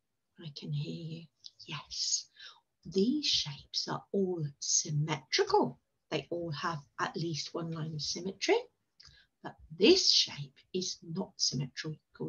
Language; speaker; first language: English; native; English